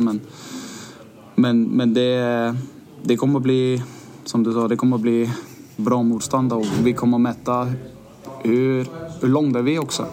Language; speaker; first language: Swedish; non-native, fluent; Danish